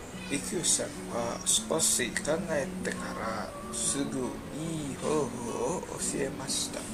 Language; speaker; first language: Japanese; non-native, learner; Indonesian